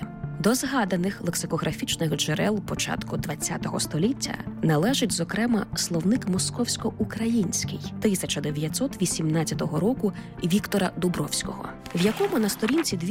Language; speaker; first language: Ukrainian; native; Ukrainian